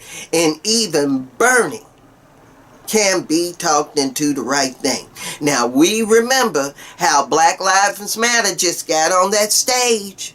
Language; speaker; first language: English; native; English